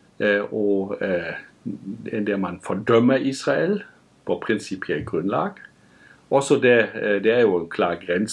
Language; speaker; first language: Norwegian; non-native, fluent; German